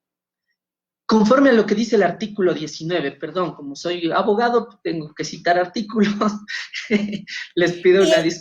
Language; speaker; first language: Spanish; native; Spanish